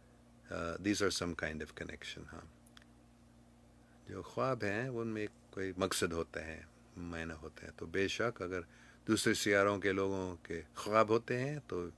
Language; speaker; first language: Hindi; non-native, fluent; English